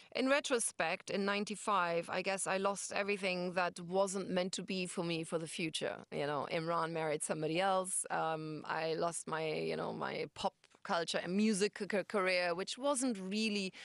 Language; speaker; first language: English; non-native, fluent; German